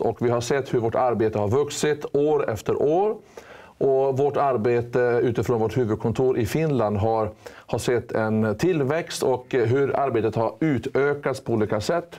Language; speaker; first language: Swedish; native; Swedish